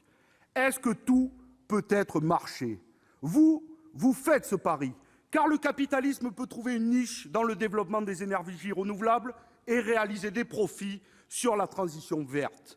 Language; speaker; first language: French; native; French